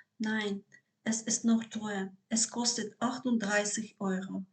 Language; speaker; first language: German; non-native, fluent; Ukrainian